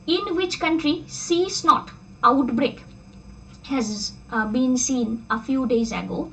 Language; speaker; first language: English; non-native, local second language; Bangla